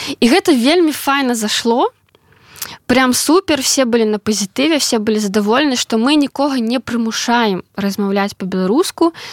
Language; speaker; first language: Belarusian; non-native, local second language; Russian